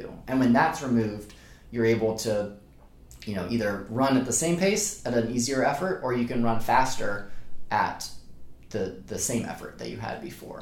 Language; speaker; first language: English; native; English